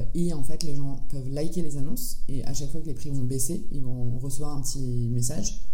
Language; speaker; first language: French; native; French